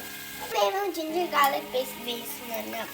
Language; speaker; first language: Telugu; early bilingual, heritage; Telugu